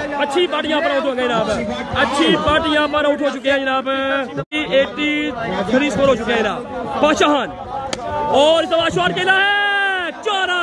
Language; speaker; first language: Urdu; non-native, local second language; Punjabi